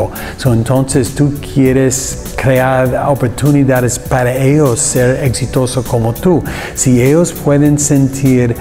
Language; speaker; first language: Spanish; non-native, learner; English